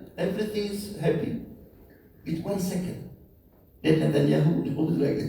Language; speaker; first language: English; non-native, learner; Indonesian